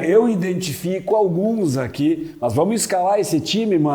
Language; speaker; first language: Portuguese; native; Portuguese